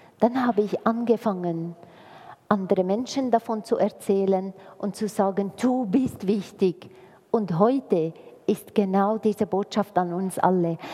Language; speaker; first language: German; non-native, fluent; Arabic